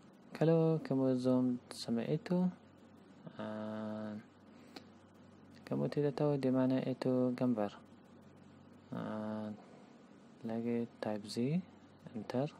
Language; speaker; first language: Indonesian; non-native, learner; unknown